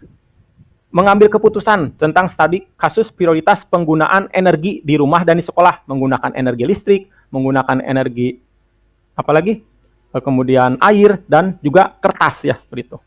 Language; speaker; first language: Indonesian; non-native, local second language; Sundanese